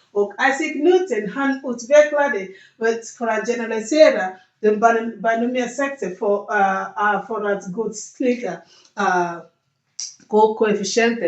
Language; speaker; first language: Swedish; non-native, learner; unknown